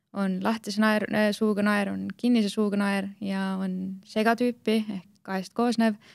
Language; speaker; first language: Estonian; native; Estonian